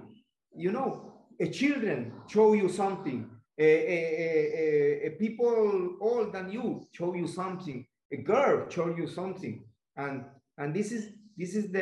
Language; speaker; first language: English; non-native, learner; Spanish